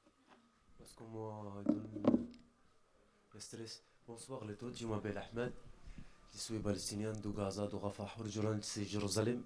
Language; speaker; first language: French; non-native, learner; Arabic